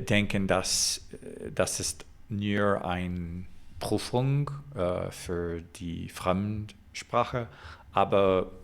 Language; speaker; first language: German; non-native, learner; English